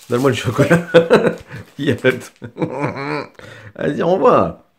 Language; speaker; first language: French; native; French